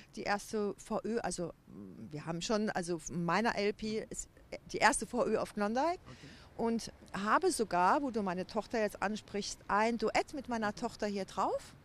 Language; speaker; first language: German; native; German